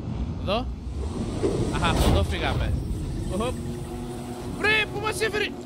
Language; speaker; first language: Greek; native; Greek